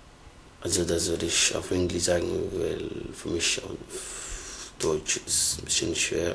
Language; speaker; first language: German; non-native, learner; Somali